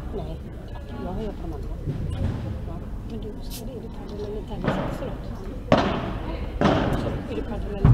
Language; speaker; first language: Swedish; native; Swedish